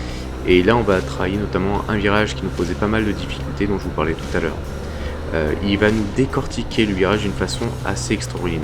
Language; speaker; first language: French; native; French